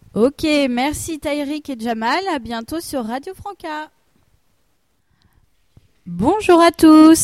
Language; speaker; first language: French; native; French